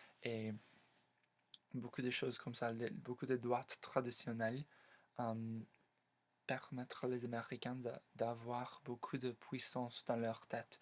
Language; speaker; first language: French; non-native, learner; English